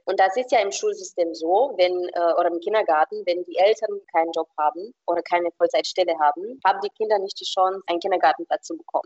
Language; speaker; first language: German; non-native, fluent; Romanian